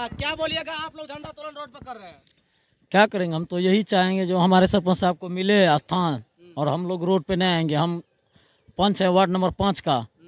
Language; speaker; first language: Hindi; native; Hindi